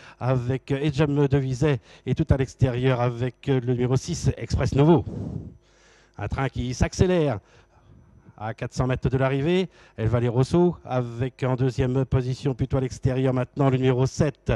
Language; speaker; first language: French; native; French